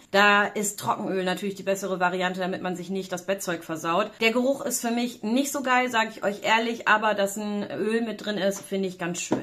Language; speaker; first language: German; native; German